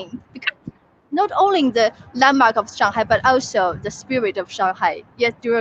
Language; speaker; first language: English; non-native, fluent; Chinese